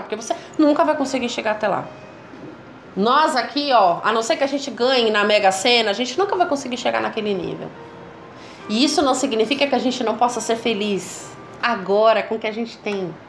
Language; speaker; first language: Portuguese; native; Portuguese